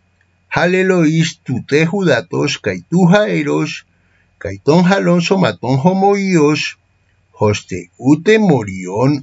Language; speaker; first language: Greek; non-native, fluent; Spanish